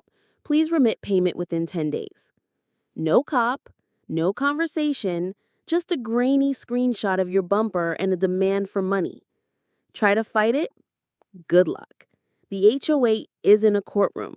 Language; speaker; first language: English; native; English